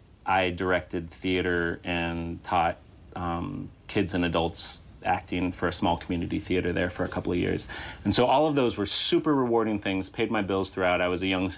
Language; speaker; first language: English; native; English